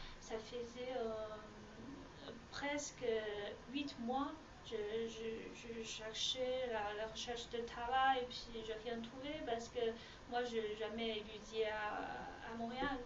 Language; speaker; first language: French; non-native, learner; Chinese